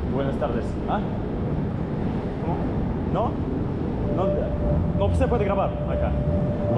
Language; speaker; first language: Spanish; non-native, fluent; Russian